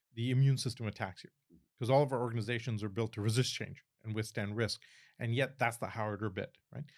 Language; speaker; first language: English; early bilingual, other home language; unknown